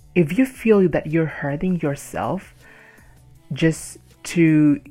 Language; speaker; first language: English; non-native, fluent; Indonesian